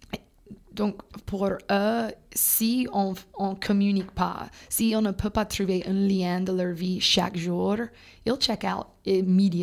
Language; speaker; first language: French; non-native, fluent; English